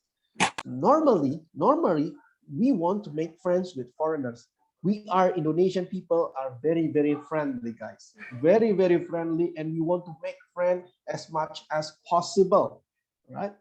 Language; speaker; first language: English; non-native, fluent; Indonesian